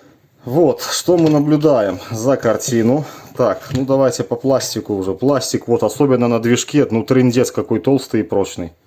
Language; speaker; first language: Russian; native; Russian